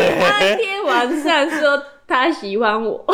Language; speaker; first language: Chinese; non-native, learner; Japanese